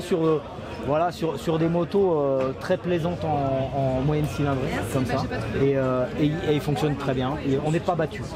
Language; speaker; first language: French; native; French